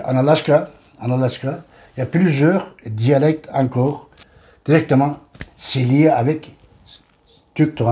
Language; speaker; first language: French; non-native, learner; Turkish